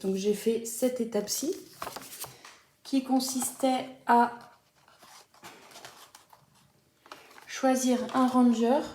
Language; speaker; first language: French; native; French